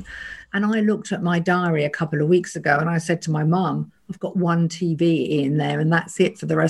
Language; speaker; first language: English; native; English